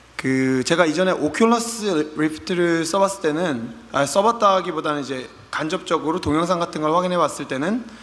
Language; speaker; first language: Korean; native; Korean